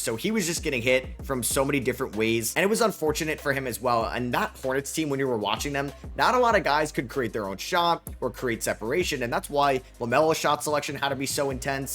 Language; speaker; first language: English; native; English